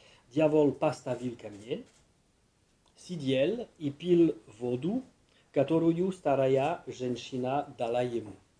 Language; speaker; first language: Russian; non-native, learner; French